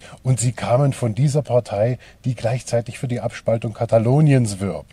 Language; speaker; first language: German; native; German